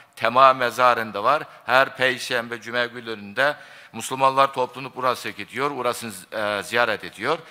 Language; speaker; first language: Turkish; non-native, fluent; Japanese